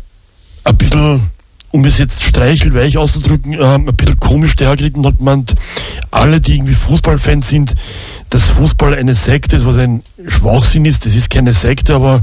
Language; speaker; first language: German; native; German